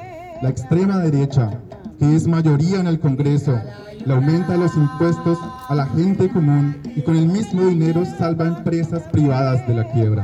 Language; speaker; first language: Spanish; native; Spanish